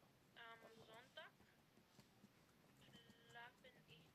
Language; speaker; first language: German; non-native, learner; Macedonian